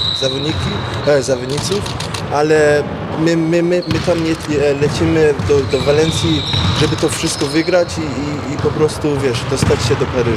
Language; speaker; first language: Polish; early bilingual, heritage; English